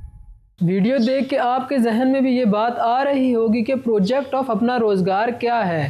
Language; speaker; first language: Urdu; native; Urdu